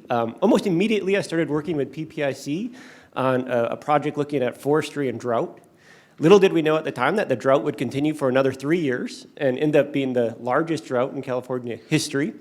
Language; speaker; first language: English; native; English